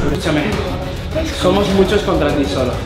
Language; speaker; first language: Spanish; native; Spanish